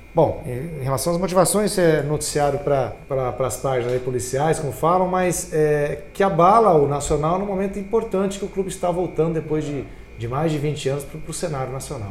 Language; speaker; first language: Portuguese; native; Portuguese